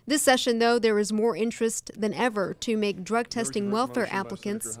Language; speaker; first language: English; native; English